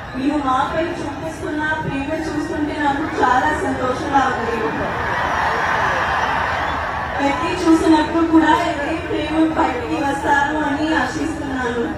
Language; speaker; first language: Telugu; non-native, local second language; Hindi